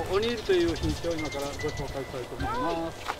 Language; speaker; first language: Japanese; native; Japanese